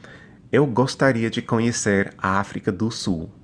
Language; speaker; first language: Portuguese; non-native, fluent; English